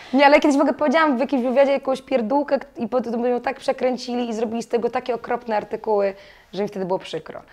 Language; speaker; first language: Polish; native; Polish